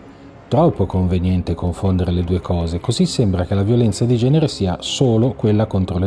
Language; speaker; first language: Italian; native; Italian